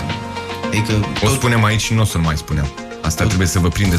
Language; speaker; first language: Romanian; native; Romanian